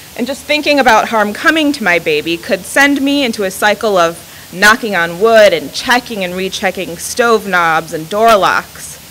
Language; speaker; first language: English; native; English